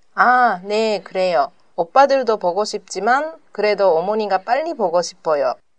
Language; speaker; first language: Korean; non-native, learner; Japanese